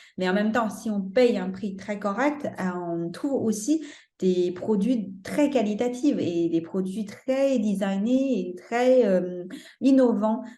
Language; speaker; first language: French; non-native, fluent; Chinese